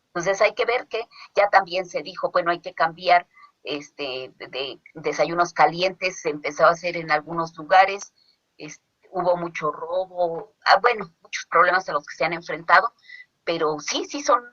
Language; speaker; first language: Spanish; native; Spanish